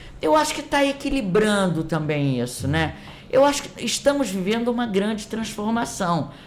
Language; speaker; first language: Portuguese; native; Portuguese